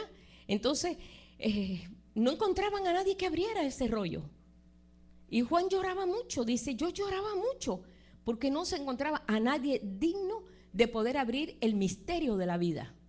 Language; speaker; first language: Spanish; native; Spanish